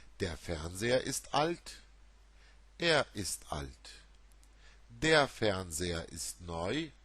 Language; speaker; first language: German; non-native, fluent; Turkish